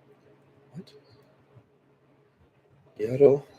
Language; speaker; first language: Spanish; non-native, learner; English